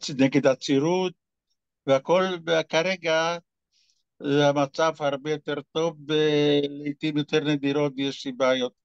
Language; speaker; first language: Hebrew; non-native, fluent; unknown